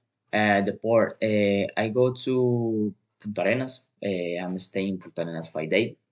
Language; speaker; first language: English; non-native, learner; Spanish